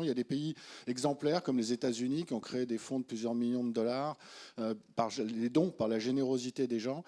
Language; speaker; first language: French; native; French